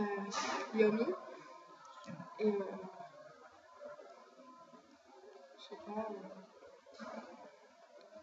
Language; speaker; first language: French; native; French